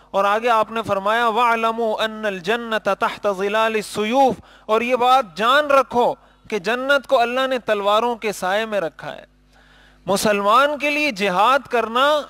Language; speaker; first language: Urdu; native; Urdu